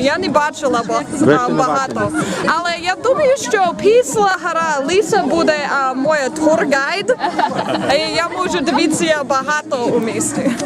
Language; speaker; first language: Ukrainian; non-native, learner; English